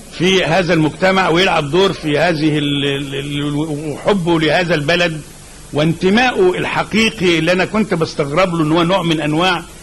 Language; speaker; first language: Egyptian Arabic; native; Egyptian Arabic